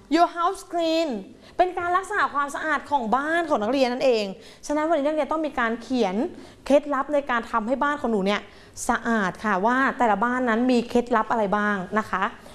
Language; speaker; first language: Thai; native; Thai